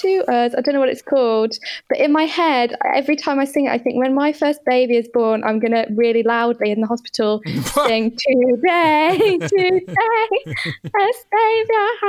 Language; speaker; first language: English; native; English